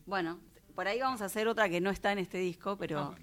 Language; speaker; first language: Spanish; native; Spanish